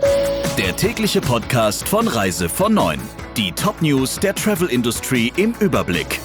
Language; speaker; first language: German; native; German